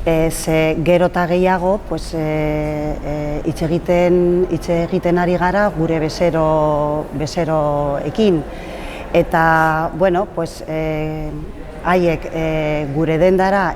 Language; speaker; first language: Basque; non-native, local second language; Spanish